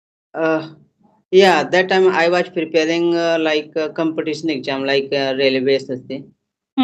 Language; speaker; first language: English; non-native, learner; Hindi